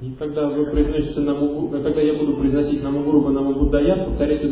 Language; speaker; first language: Russian; native; Russian